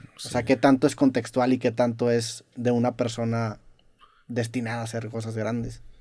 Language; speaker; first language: Spanish; native; Spanish